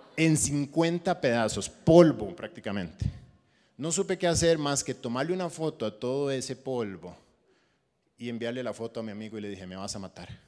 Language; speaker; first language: Spanish; native; Spanish